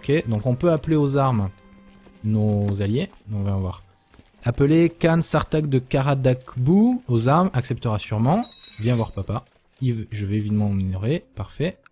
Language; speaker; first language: French; native; French